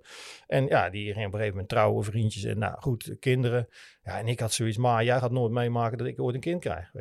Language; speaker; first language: Dutch; native; Dutch